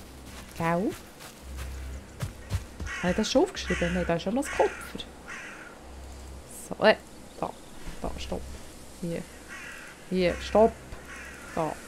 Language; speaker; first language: German; native; German